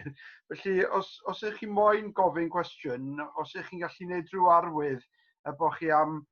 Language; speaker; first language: Welsh; native; Welsh